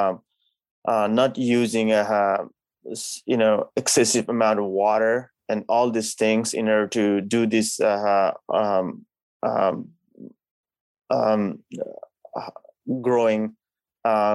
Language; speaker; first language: English; non-native, local second language; Nepali